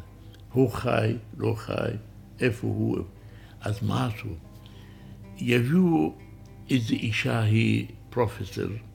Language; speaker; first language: Hebrew; non-native, local second language; Arabic